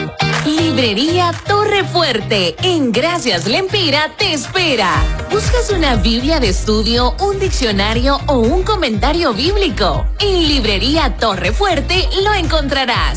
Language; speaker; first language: Spanish; native; Spanish